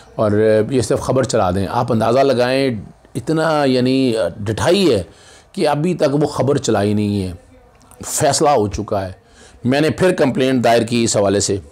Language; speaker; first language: Urdu; non-native, local second language; Punjabi